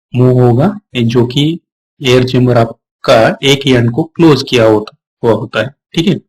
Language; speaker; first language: Hindi; non-native, local second language; Marathi